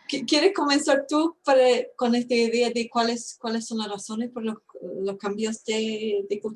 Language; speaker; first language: Spanish; non-native, fluent; English